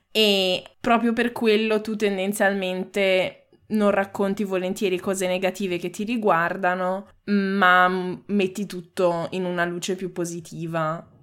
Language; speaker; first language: Italian; native; Italian